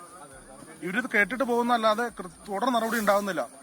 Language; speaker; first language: Malayalam; native; Malayalam